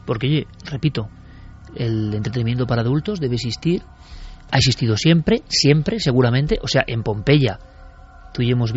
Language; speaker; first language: Spanish; native; Spanish